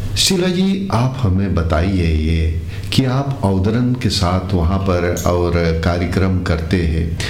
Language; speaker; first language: Hindi; early bilingual, heritage; Hindi